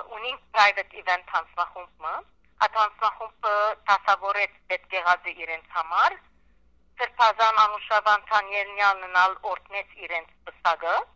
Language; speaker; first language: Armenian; early bilingual, heritage; Armenian